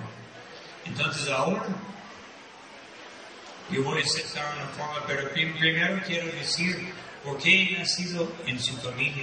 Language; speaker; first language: Spanish; non-native, fluent; Portuguese